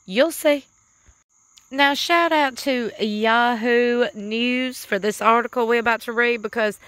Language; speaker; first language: English; native; English